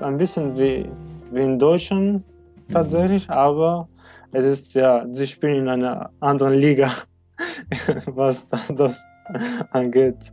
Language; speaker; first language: German; non-native, fluent; French